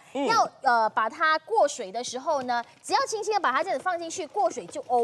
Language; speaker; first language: Chinese; native; Chinese